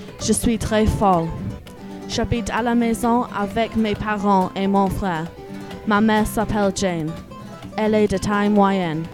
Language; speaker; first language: French; non-native, learner; English